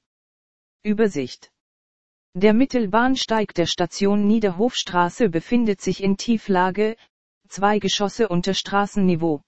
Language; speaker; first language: German; native; German